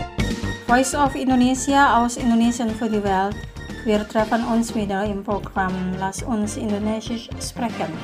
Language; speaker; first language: German; non-native, fluent; Indonesian